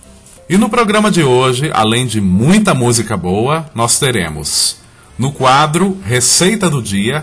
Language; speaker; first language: Portuguese; native; Portuguese